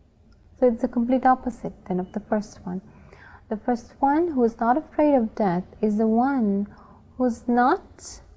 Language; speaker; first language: English; non-native, local second language; Sinhala